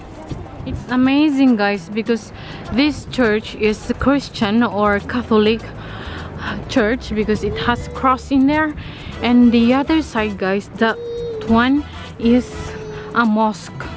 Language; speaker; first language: English; non-native, local second language; Filipino